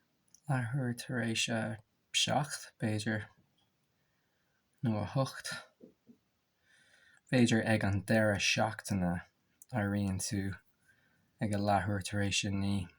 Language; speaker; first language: Irish; non-native, local second language; English